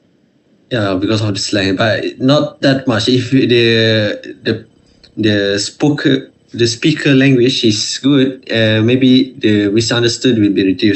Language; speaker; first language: English; non-native, fluent; Malay